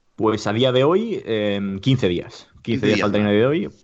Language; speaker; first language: Spanish; native; Spanish